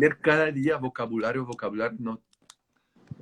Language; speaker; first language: Spanish; non-native, fluent; French